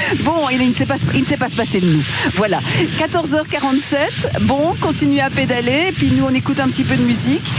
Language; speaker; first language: French; native; French